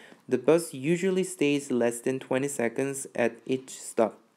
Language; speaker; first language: English; non-native, fluent; Korean